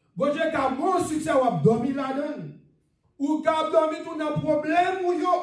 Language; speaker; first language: French; non-native, learner; English